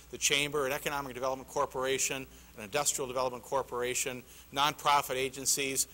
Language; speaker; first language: English; native; English